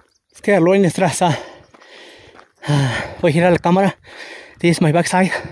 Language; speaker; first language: Spanish; non-native, local second language; Zapotec